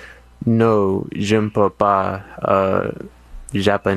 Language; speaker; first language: French; non-native, learner; English